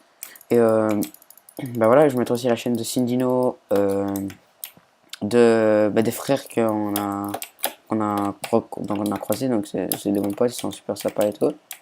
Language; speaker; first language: French; native; French